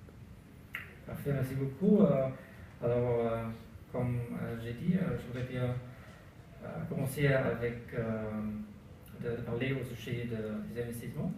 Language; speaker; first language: French; non-native, learner; German